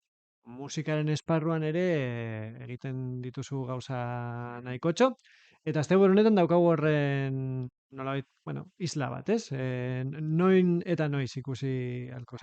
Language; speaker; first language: Basque; native; Basque